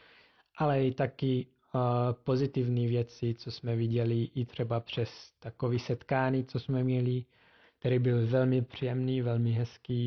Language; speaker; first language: Czech; non-native, fluent; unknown